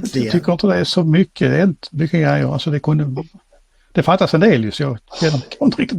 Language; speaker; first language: Swedish; native; Swedish